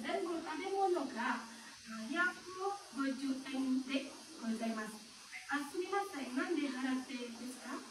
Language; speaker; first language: Japanese; non-native, learner; Indonesian